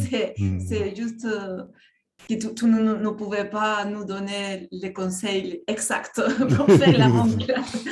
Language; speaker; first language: French; non-native, fluent; Spanish